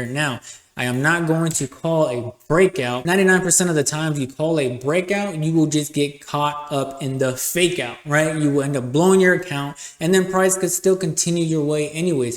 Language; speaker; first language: English; native; English